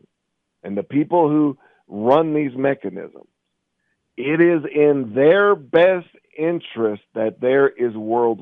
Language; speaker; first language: English; native; English